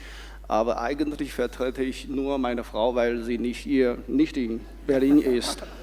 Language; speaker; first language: German; non-native, fluent; Chinese